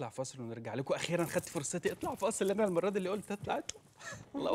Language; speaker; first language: Arabic; native; Arabic